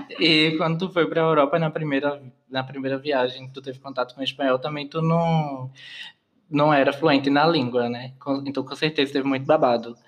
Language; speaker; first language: Portuguese; native; Portuguese